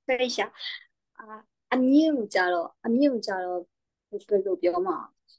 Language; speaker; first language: Chinese; non-native, learner; Thai